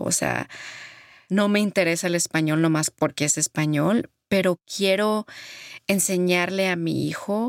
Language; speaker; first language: Spanish; early bilingual, heritage; Spanish